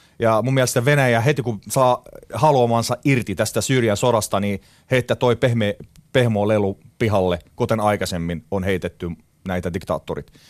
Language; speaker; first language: Finnish; non-native, fluent; Arabic